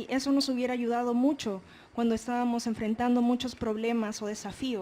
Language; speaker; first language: Spanish; native; Spanish